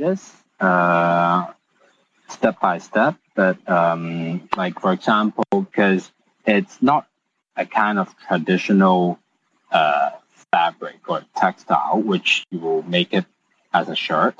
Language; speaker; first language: English; non-native, local second language; Cantonese